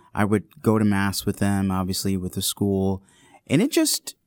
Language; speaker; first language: English; native; English